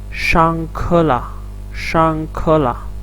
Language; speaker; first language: Chinese; non-native, fluent; Urdu